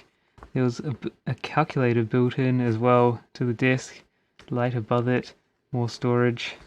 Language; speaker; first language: English; native; English